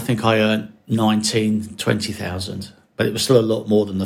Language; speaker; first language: English; native; English